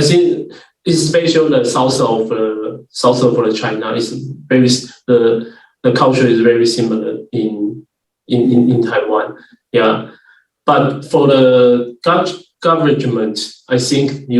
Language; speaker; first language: English; non-native, learner; Chinese